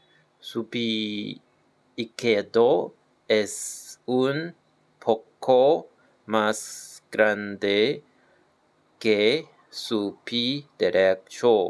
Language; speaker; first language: Spanish; non-native, learner; Chinese